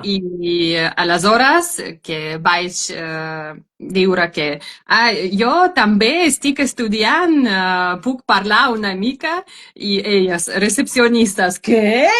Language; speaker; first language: Catalan; non-native, learner; Russian